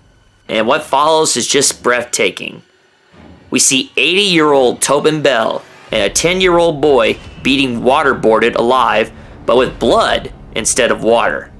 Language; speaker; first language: English; native; English